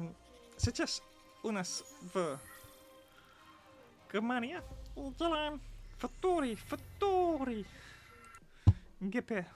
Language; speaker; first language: Russian; non-native, learner; English